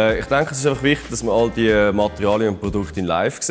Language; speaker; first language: German; native; German